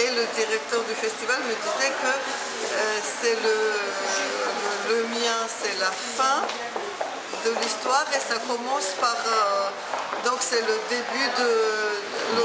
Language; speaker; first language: French; non-native, fluent; Georgian